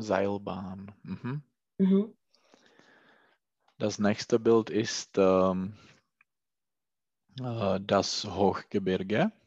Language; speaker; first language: German; non-native, learner; Czech